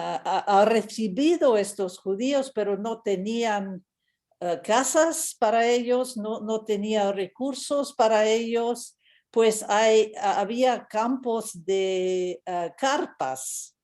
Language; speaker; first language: Spanish; non-native, fluent; English